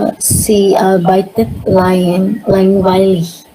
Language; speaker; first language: German; non-native, learner; Indonesian